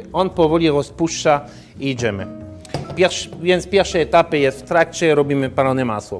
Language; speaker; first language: Polish; non-native, learner; French